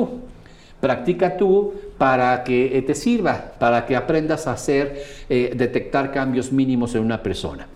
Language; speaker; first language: Spanish; native; Spanish